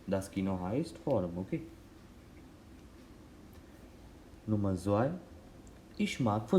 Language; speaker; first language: German; non-native, learner; Hindi